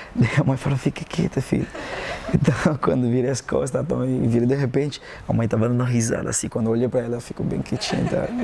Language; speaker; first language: Portuguese; non-native, fluent; Haitian Creole